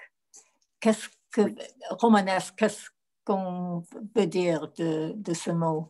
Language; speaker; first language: French; non-native, fluent; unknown